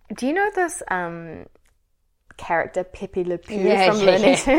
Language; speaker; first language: English; native; English